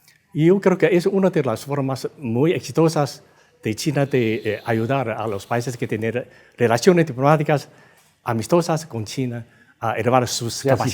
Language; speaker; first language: Spanish; non-native, fluent; Chinese